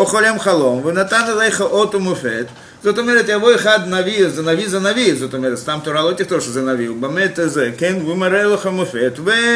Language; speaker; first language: Hebrew; non-native, fluent; Russian